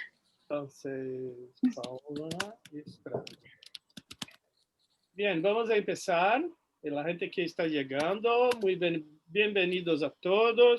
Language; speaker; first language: Spanish; non-native, fluent; Portuguese